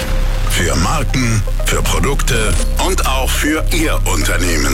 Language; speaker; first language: German; native; German